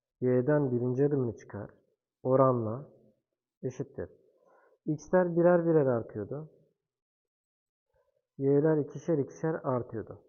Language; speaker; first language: Turkish; native; Turkish